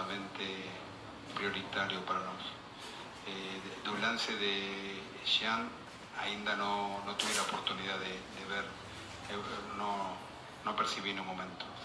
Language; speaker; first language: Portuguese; non-native, fluent; Spanish